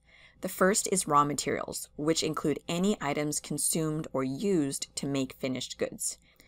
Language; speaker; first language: English; native; English